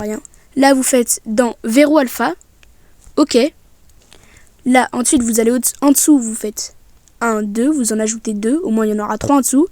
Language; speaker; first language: French; native; French